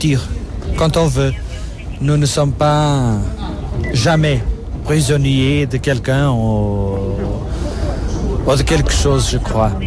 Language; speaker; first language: French; non-native, fluent; Portuguese